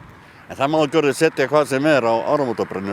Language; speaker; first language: Icelandic; native; Icelandic